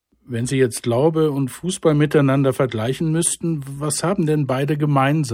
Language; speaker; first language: German; native; German